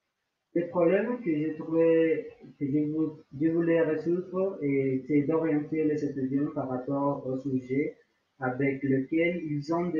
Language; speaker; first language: French; non-native, learner; Spanish